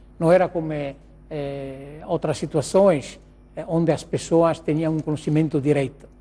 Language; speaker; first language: Portuguese; non-native, learner; Italian